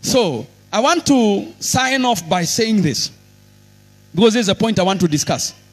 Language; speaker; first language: English; non-native, local second language; Swahili